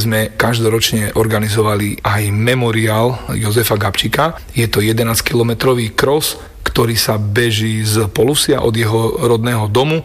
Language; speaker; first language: Slovak; native; Slovak